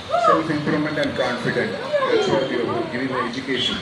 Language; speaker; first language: English; non-native, local second language; Tamil